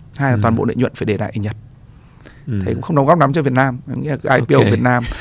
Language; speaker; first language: Vietnamese; native; Vietnamese